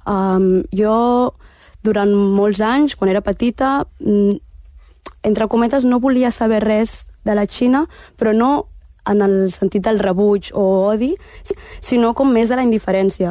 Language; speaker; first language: Catalan; early bilingual, heritage; Catalan